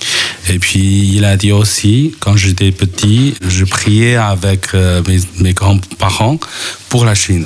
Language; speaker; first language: French; non-native, fluent; Chinese